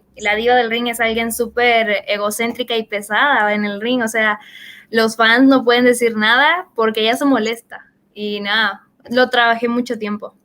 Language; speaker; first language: Spanish; native; Spanish